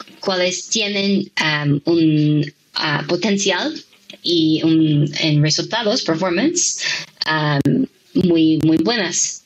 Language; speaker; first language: Spanish; non-native, fluent; English